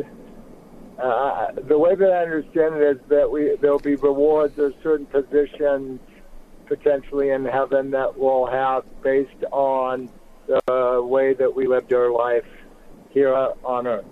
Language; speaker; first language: English; native; English